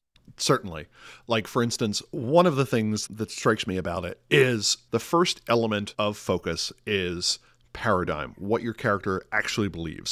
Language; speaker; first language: English; native; English